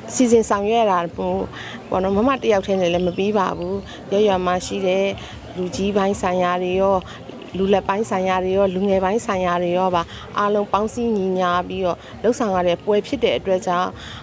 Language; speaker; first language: Burmese; native; Burmese